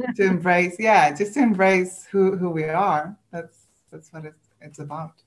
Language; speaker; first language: English; non-native, fluent; Swedish